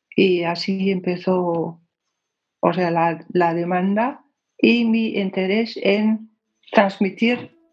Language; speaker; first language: Spanish; non-native, fluent; Danish